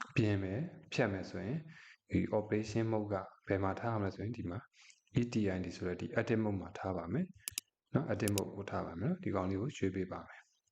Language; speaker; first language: Burmese; native; Burmese